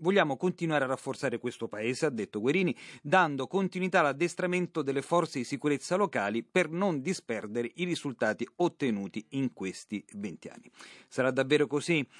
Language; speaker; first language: Italian; native; Italian